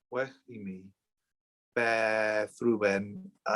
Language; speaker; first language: Welsh; non-native, learner; English